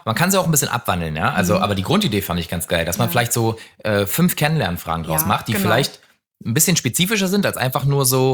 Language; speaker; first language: German; native; German